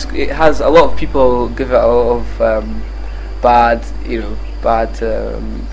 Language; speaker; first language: English; native; English